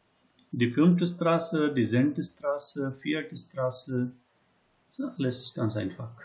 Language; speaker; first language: German; non-native, learner; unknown